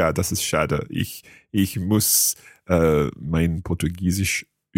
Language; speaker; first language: German; non-native, learner; English